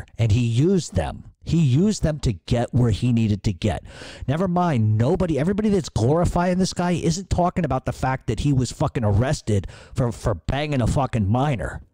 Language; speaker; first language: English; native; English